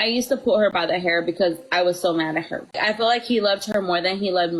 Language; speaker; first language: English; native; English